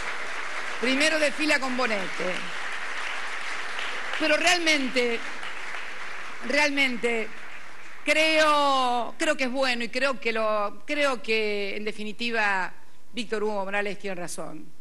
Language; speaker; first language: Spanish; native; Spanish